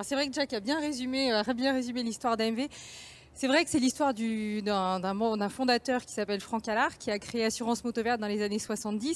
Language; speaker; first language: French; native; French